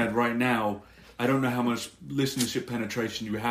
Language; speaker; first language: English; native; English